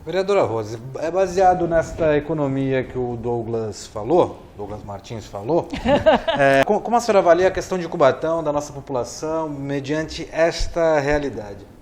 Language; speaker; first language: Portuguese; native; Portuguese